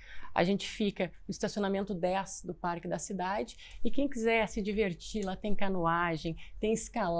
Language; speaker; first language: Portuguese; native; Portuguese